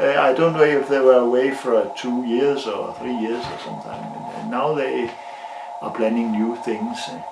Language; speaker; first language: English; non-native, learner; Danish